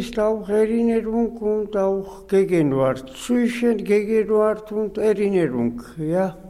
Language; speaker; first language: German; non-native, learner; Georgian